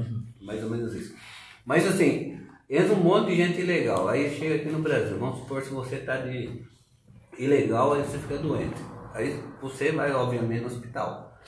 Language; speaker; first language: Portuguese; native; Portuguese